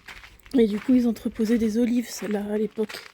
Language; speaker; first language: French; native; French